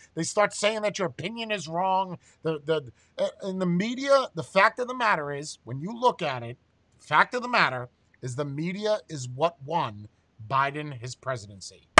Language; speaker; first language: English; native; English